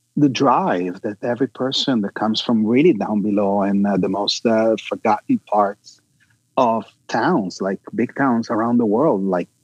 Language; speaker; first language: English; non-native, fluent; Italian